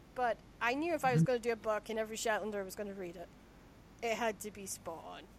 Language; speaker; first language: English; native; English